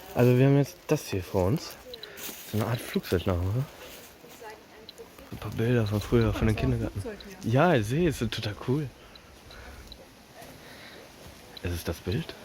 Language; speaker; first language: German; native; German